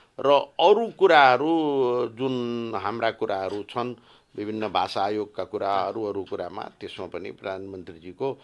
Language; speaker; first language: Nepali; non-native, local second language; Bhojpuri